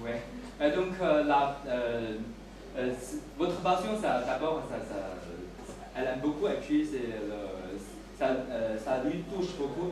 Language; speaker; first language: French; non-native, fluent; Chinese